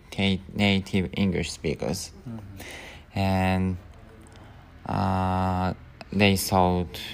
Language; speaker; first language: English; non-native, learner; Japanese